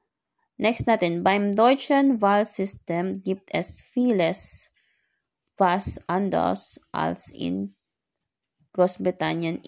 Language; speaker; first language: German; non-native, learner; Filipino